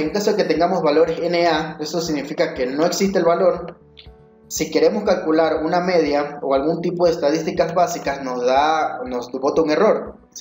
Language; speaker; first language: Spanish; native; Spanish